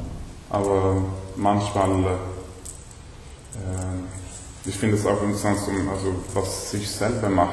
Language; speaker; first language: German; non-native, learner; Swedish